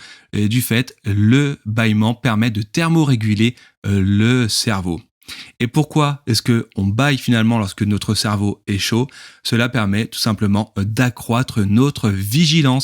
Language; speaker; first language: French; native; French